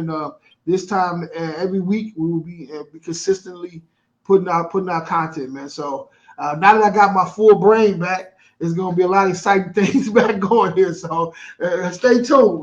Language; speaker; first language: English; native; English